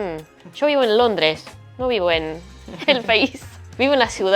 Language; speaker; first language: Spanish; non-native, learner; English